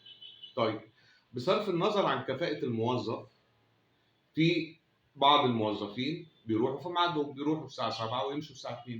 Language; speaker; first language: Arabic; native; Arabic